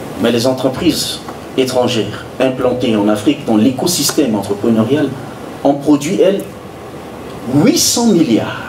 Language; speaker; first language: French; non-native, local second language; Sango